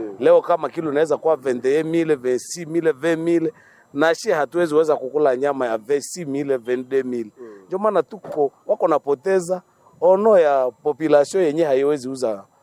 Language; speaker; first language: Swahili; non-native, local second language; Nande